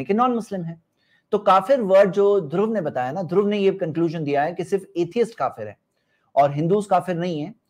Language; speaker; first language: Hindi; non-native, local second language; Urdu